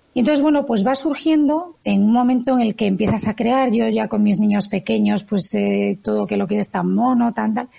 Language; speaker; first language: Spanish; native; Spanish